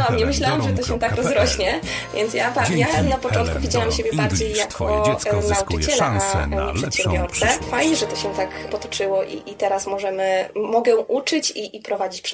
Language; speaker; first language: Polish; native; Polish